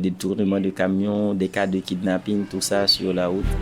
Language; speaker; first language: French; non-native, local second language; Haitian Creole